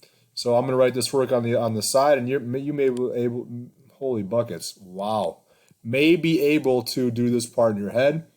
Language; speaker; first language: English; native; English